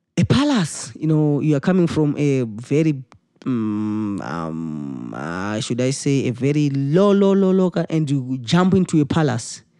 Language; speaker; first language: English; non-native, local second language; Shona